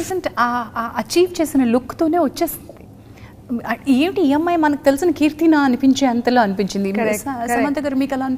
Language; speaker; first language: Telugu; native; Telugu